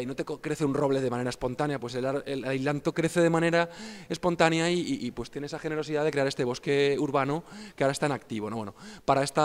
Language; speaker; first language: Spanish; native; Spanish